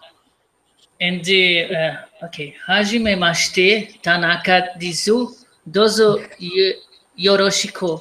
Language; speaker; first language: English; non-native, learner; Portuguese